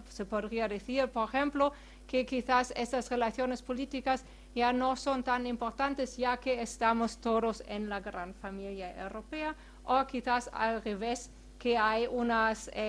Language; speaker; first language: Spanish; non-native, fluent; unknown